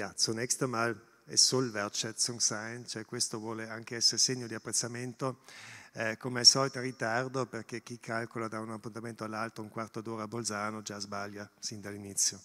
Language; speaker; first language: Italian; non-native, local second language; German